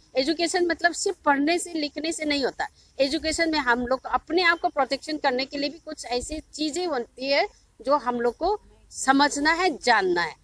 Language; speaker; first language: Hindi; non-native, local second language; Manipuri